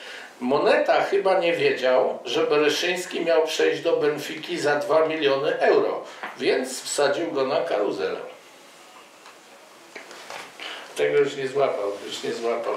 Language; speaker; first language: Polish; native; Polish